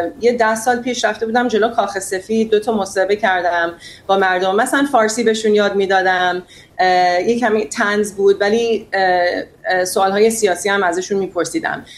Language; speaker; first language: Persian; early bilingual, heritage; Persian